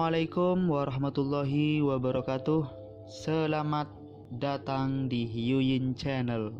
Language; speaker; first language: Indonesian; native; Indonesian